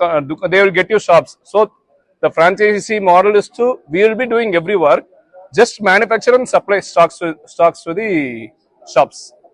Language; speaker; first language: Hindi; non-native, local second language; Tamil